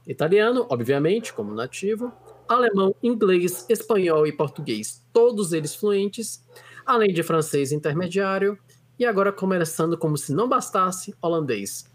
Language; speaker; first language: Portuguese; native; Portuguese